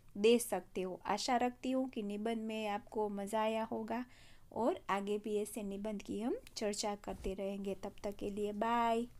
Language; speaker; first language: Hindi; non-native, local second language; Gujarati